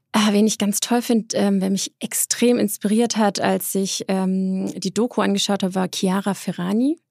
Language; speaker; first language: German; early bilingual, other home language; Polish